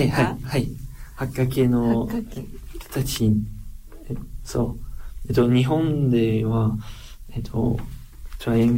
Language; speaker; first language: Japanese; non-native, learner; French